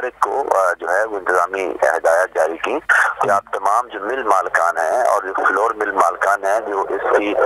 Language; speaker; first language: Urdu; non-native, local second language; Punjabi